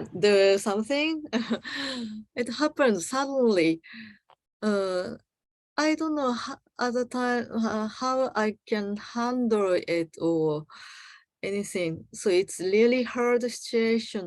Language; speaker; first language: English; non-native, learner; Japanese